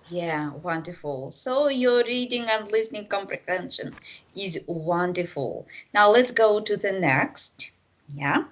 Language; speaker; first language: English; non-native, fluent; Russian